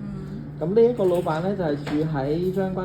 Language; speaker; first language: Cantonese; native; Cantonese